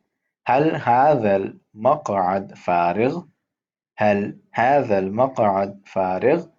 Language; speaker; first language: Arabic; non-native, fluent; Urdu